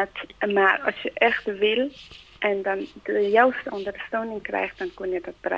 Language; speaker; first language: Dutch; non-native, learner; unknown